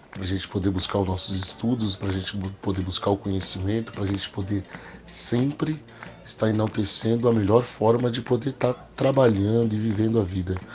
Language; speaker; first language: Portuguese; early bilingual, other home language; English